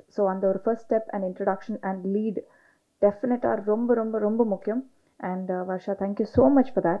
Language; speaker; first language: Tamil; non-native, learner; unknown